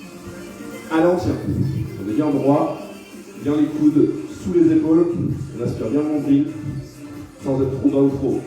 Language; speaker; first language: French; native; French